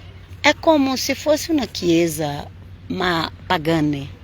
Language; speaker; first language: Italian; non-native, fluent; Portuguese